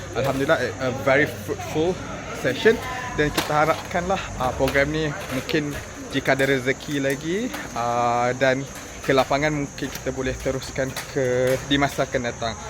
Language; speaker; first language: Malay; native; Malay